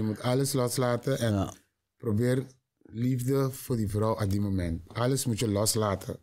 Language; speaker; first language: Dutch; non-native, learner; Papiamento